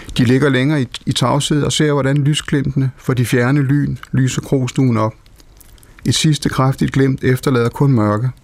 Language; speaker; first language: Danish; native; Danish